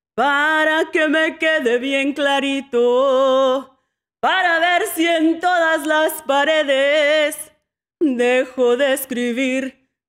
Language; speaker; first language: Spanish; native; Spanish